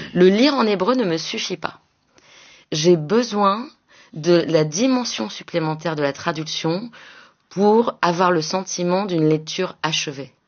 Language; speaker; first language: French; native; French